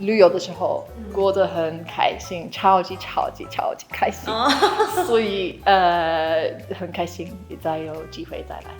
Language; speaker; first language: Chinese; non-native, learner; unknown